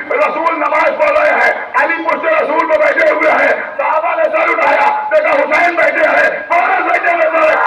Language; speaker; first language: Urdu; native; Urdu